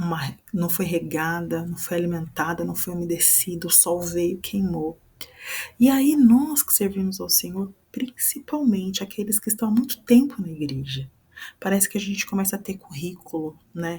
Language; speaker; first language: Portuguese; native; Portuguese